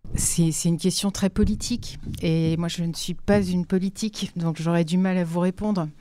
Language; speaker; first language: French; native; French